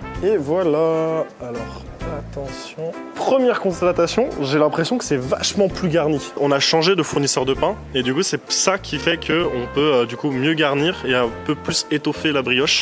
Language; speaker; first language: French; native; French